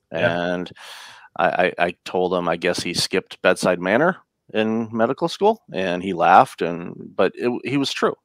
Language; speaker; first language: English; native; English